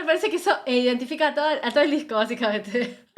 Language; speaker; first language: Spanish; native; Spanish